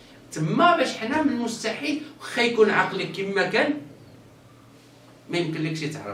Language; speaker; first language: Arabic; native; Arabic